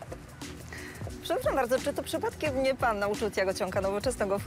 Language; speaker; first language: Polish; native; Polish